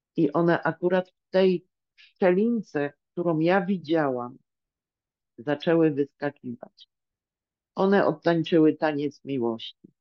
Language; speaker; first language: Polish; native; Polish